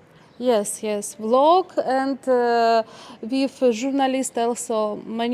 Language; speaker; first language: English; non-native, learner; Ukrainian